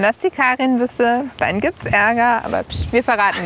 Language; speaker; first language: German; native; German